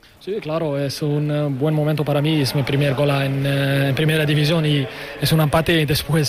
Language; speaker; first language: Spanish; non-native, learner; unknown